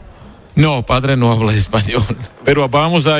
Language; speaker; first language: Spanish; non-native, learner; Georgian